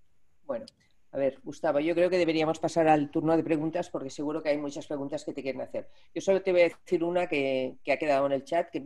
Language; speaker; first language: Spanish; native; Spanish